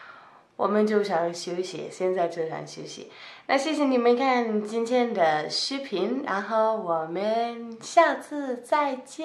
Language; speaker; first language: Chinese; non-native, fluent; Danish